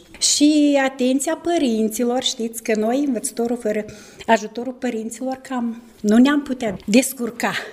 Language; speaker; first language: Romanian; native; Romanian